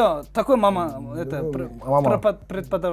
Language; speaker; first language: Russian; non-native, learner; Kazakh